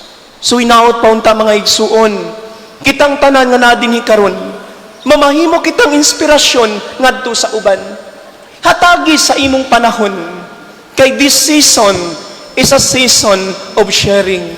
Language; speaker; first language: Cebuano; native; Cebuano